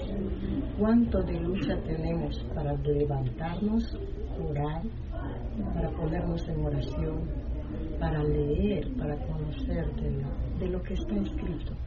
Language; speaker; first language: Spanish; native; Spanish